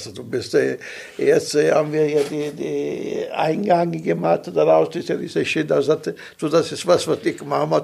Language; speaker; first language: German; non-native, local second language; Italian